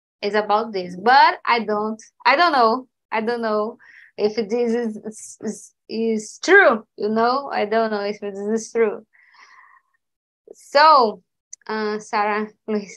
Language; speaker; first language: English; non-native, learner; Portuguese